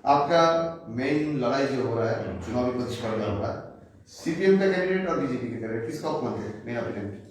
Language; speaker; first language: Hindi; non-native, local second language; Bangla